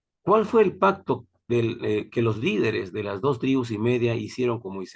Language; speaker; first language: Spanish; native; Spanish